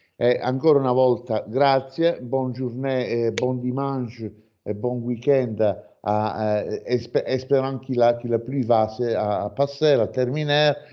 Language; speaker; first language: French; non-native, fluent; Italian